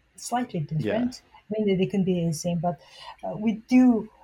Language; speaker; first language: English; non-native, fluent; Mongolian